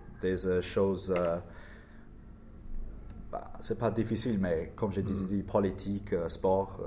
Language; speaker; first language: French; non-native, learner; English